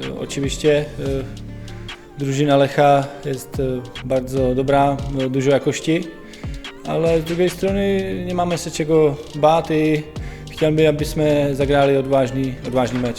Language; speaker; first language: Polish; non-native, learner; Czech